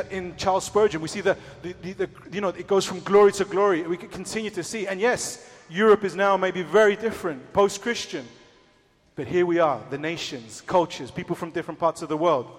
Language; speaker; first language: English; early bilingual, other home language; Spanish